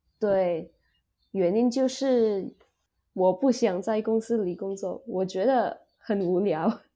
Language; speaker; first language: Chinese; non-native, learner; Indonesian